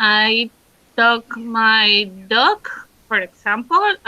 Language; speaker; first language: English; non-native, learner; Spanish